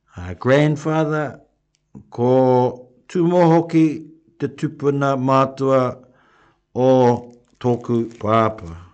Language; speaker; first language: Māori; non-native, local second language; English